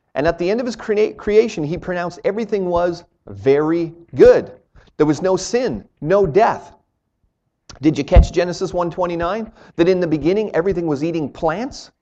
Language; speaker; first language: English; native; English